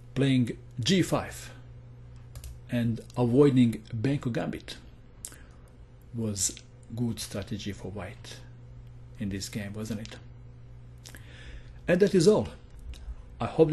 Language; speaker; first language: English; non-native, fluent; Croatian